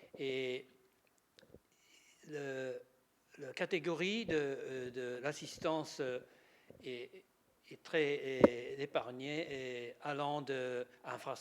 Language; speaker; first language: French; non-native, learner; Japanese